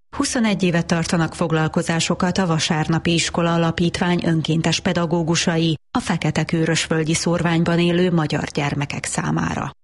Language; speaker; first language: Hungarian; native; Hungarian